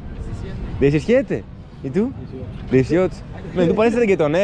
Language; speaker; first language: Spanish; non-native, learner; Greek